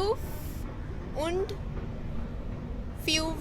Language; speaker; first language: German; non-native, learner; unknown